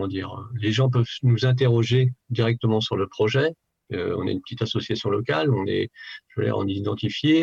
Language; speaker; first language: French; native; French